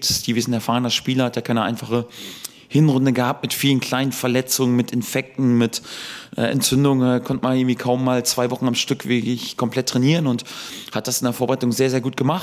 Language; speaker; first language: German; native; German